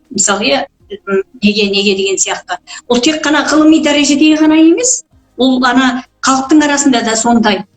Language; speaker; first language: Kazakh; native; Kazakh